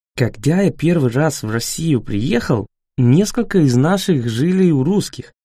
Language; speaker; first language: Russian; non-native, fluent; English